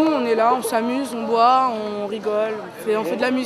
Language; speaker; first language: French; native; French